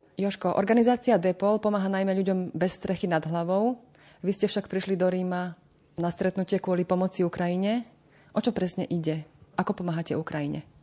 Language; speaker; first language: Slovak; native; Slovak